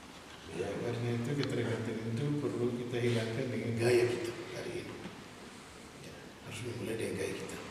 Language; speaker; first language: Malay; non-native, local second language; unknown